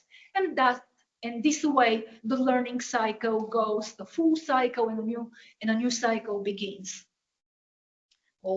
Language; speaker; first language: English; non-native, fluent; Bulgarian